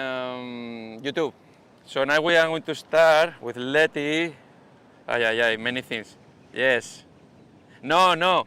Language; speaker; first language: English; non-native, fluent; Spanish